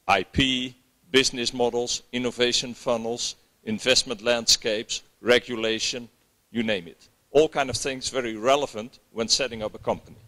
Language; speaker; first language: English; non-native, fluent; Dutch